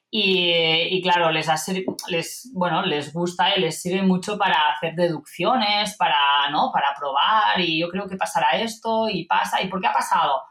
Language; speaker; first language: Spanish; non-native, local second language; Catalan